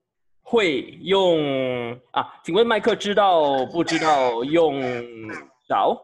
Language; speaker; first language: Chinese; non-native, fluent; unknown